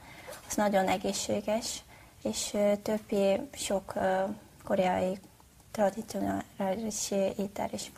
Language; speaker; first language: Hungarian; non-native, learner; Korean